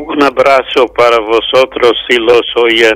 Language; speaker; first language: Spanish; non-native, fluent; English